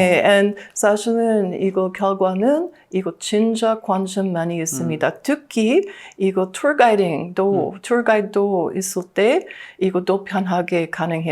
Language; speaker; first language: Korean; non-native, learner; English